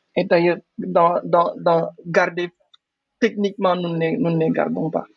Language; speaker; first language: French; non-native, local second language; Wolof